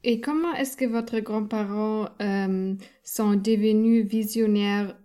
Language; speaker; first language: French; non-native, learner; German